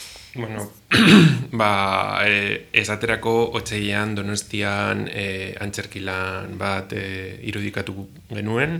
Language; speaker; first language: Basque; non-native, learner; Spanish